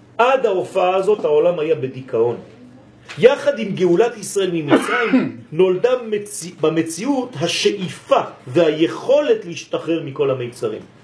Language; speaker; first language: Hebrew; non-native, fluent; French